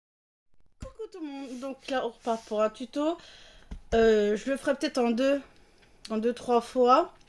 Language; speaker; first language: French; native; French